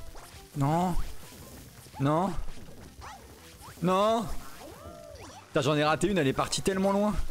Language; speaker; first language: French; native; French